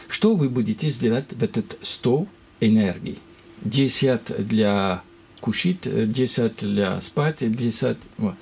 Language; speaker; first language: Russian; non-native, learner; French